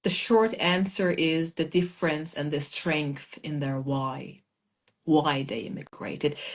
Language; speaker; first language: English; non-native, fluent; Persian